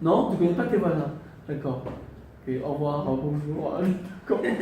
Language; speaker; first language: French; non-native, fluent; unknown